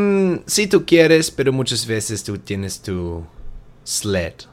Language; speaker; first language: Spanish; non-native, learner; German